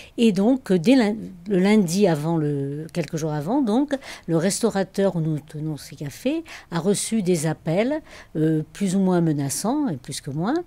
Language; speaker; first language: French; native; French